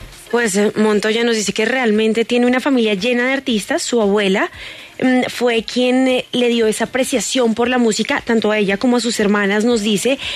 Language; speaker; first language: Spanish; native; Spanish